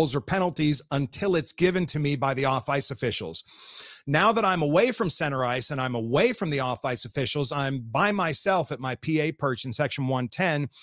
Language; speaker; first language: English; native; English